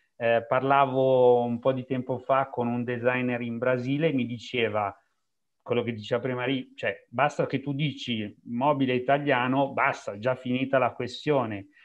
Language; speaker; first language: Italian; native; Italian